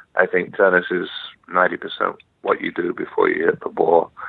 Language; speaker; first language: English; native; English